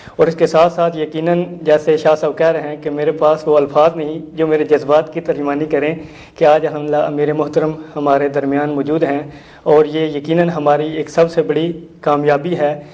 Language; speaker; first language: Urdu; non-native, local second language; Punjabi